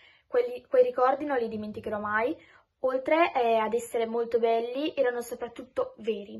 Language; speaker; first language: Italian; native; Italian